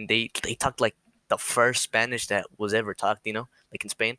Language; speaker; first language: English; early bilingual, other home language; Spanish